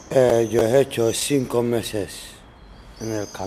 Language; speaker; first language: Spanish; non-native, learner; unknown